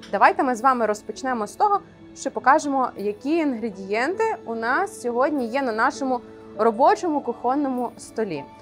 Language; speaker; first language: Ukrainian; native; Ukrainian